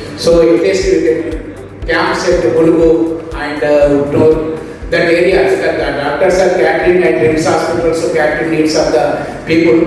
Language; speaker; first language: English; non-native, local second language; Telugu